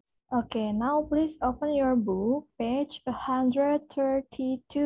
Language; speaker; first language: English; non-native, fluent; Indonesian